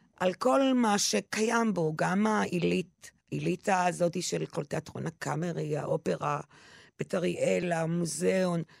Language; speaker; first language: Hebrew; non-native, local second language; French